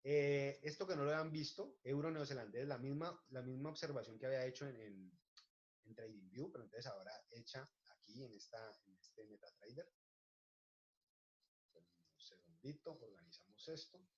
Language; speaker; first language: Spanish; native; Spanish